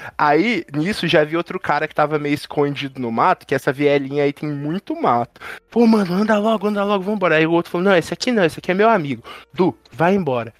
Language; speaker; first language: Portuguese; native; Portuguese